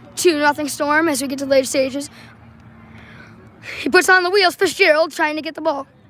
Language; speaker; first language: English; native; English